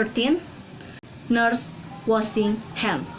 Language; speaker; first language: English; non-native, learner; Indonesian